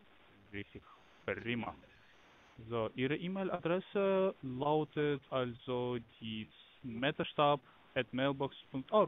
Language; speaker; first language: German; non-native, learner; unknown